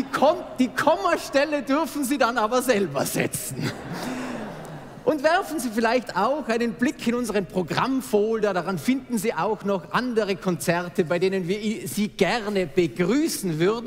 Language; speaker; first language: German; native; German